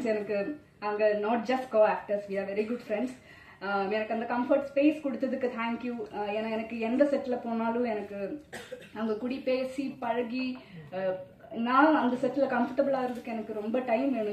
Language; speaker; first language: Tamil; non-native, fluent; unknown